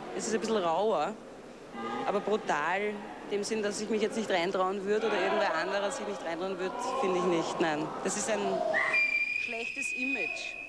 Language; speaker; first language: German; native; German